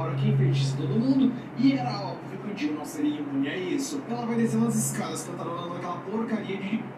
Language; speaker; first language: Portuguese; native; Portuguese